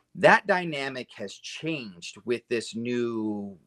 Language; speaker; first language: English; native; English